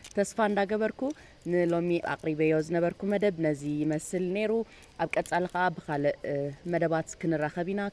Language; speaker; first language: Tigrinya; native; Tigrinya